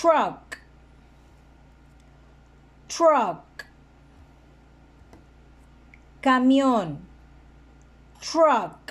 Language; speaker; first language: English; non-native, fluent; Spanish